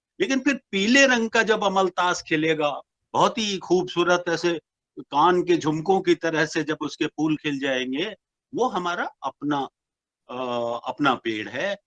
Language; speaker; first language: Hindi; non-native, local second language; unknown